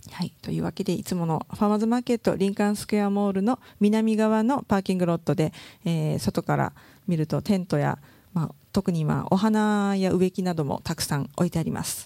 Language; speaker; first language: Japanese; native; Japanese